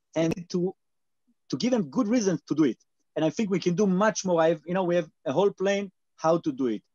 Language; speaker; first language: English; non-native, learner; Hebrew